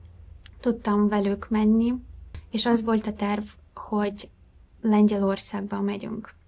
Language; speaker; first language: Hungarian; non-native, fluent; Ukrainian